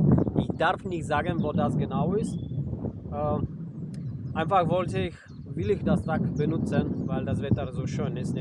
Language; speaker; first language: German; non-native, fluent; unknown